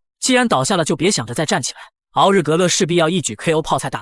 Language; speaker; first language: Chinese; native; Chinese